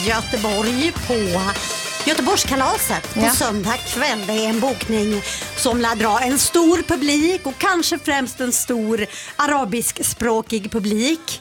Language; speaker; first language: Swedish; native; Swedish